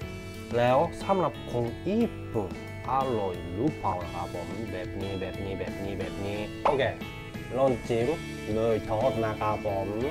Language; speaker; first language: Thai; non-native, learner; Japanese